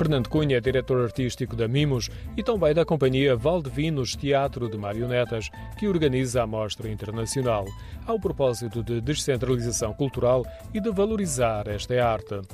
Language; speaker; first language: Portuguese; native; Portuguese